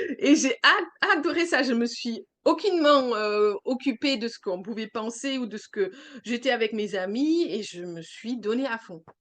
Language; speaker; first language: French; non-native, fluent; German